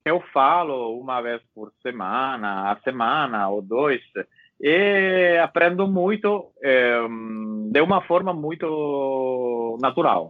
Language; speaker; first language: Portuguese; non-native, learner; Italian